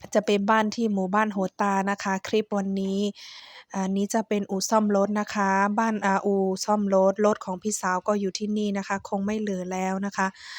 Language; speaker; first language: Thai; non-native, local second language; Shan